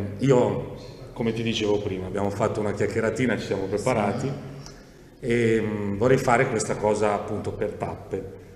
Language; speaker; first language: Italian; native; Italian